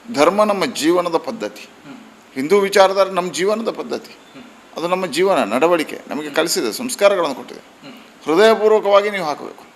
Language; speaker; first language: Kannada; non-native, local second language; Tulu